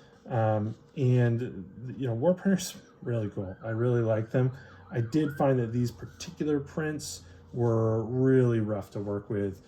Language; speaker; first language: English; native; English